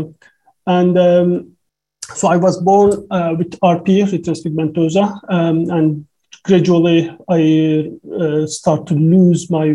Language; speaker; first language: English; non-native, fluent; Turkish